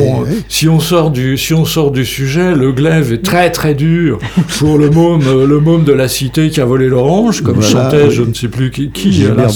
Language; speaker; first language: French; native; French